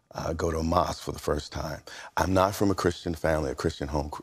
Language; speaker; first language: English; native; English